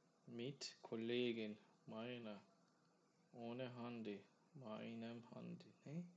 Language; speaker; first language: German; non-native, fluent; Turkish